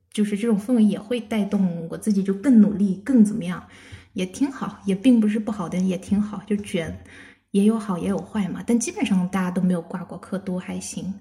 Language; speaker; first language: Chinese; non-native, local second language; Kazakh